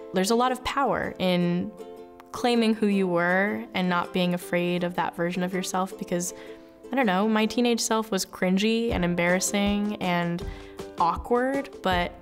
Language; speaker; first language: English; native; English